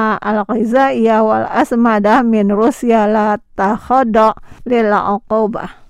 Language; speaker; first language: Arabic; non-native, learner; Indonesian